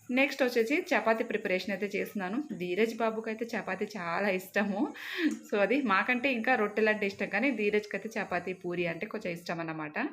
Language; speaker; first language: Telugu; non-native, local second language; Lambadi